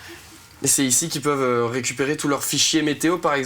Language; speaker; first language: French; native; French